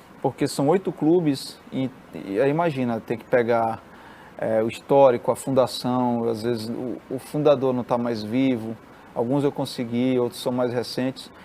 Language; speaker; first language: Portuguese; native; Portuguese